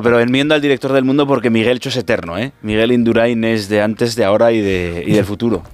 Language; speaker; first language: Spanish; native; Spanish